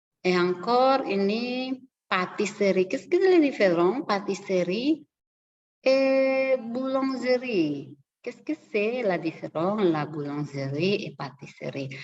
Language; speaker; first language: French; non-native, learner; Indonesian